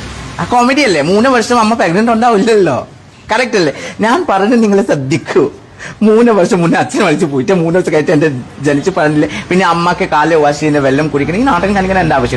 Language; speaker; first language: Malayalam; non-native, local second language; Assamese